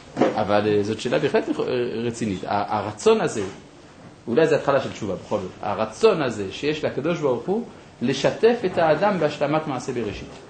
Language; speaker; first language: Hebrew; non-native, fluent; French